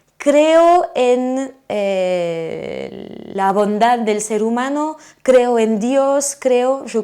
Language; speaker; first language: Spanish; non-native, fluent; French